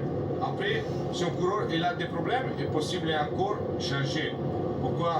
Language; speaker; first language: French; non-native, learner; Italian